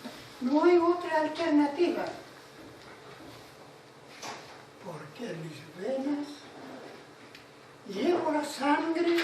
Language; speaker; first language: Spanish; non-native, local second language; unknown